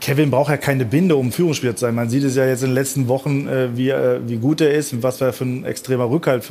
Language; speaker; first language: German; native; German